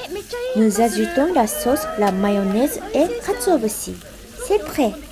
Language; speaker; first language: French; non-native, fluent; Japanese